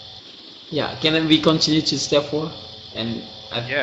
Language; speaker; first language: English; non-native, learner; Indonesian